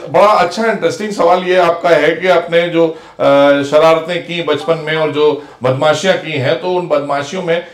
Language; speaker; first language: Hindi; native; Hindi